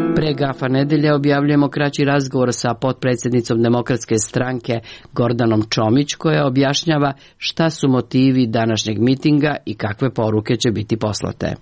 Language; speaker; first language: Serbian; native; Serbian